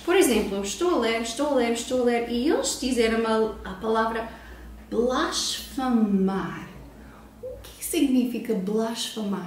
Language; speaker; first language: Portuguese; non-native, fluent; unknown